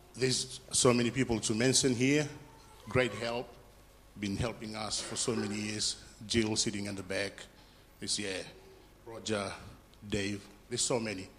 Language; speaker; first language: English; non-native, fluent; Fijian